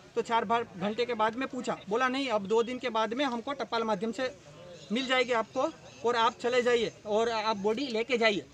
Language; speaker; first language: Hindi; non-native, local second language; Gujarati